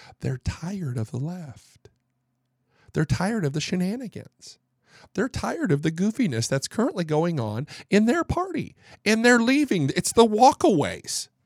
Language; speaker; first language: English; native; English